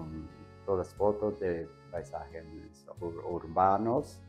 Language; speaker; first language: Spanish; non-native, fluent; Italian